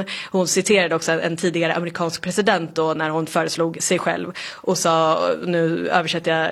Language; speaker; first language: Swedish; native; Swedish